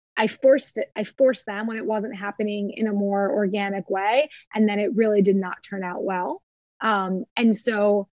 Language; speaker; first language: English; native; English